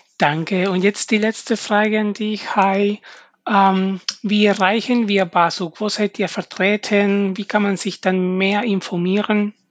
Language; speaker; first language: German; non-native, fluent; Spanish